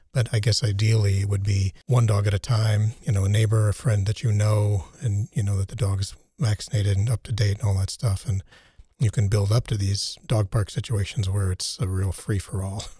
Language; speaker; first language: English; native; English